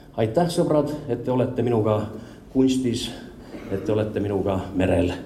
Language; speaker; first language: Estonian; native; Estonian